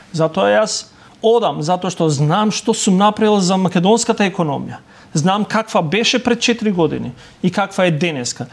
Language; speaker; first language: Macedonian; non-native, local second language; Albanian